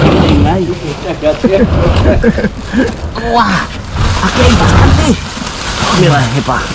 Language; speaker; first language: Spanish; non-native, learner; Filipino